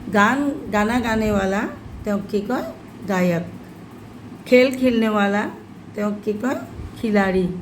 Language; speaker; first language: Hindi; non-native, local second language; Assamese